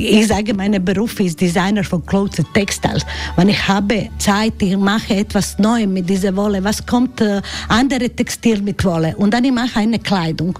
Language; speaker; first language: German; non-native, learner; Croatian